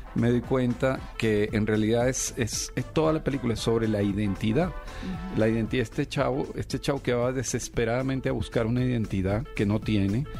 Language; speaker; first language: Spanish; native; Spanish